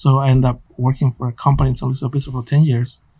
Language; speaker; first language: English; non-native, fluent; Spanish